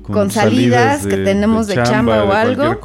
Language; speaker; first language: Spanish; native; Spanish